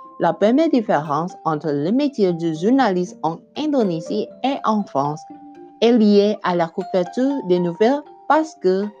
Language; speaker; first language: French; non-native, learner; Indonesian